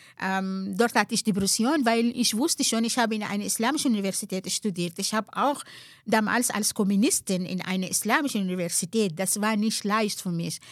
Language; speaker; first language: German; non-native, fluent; Arabic